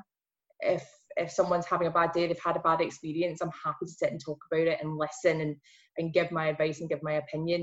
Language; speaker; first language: English; native; English